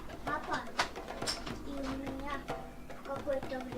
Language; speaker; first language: Russian; early bilingual, other home language; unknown